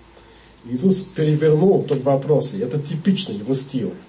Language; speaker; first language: Russian; non-native, learner; English